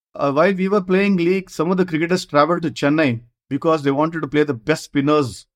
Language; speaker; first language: English; non-native, local second language; Kannada